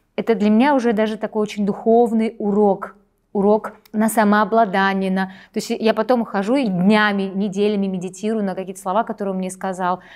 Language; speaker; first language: Russian; native; Russian